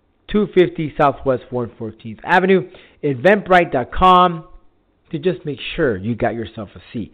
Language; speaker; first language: English; early bilingual, other home language; Spanish